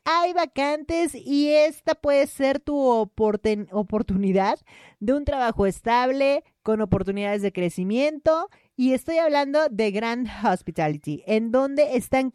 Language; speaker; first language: Spanish; native; Spanish